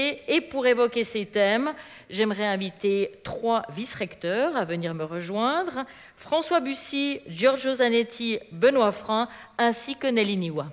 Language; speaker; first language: French; native; French